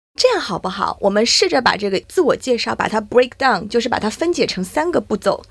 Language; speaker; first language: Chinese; native; Chinese